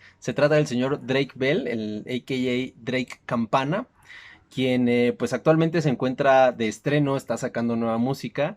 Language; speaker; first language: Spanish; native; Spanish